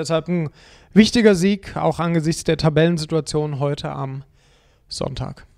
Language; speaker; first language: German; native; German